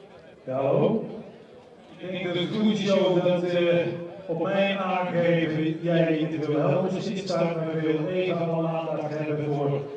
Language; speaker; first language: Dutch; native; Dutch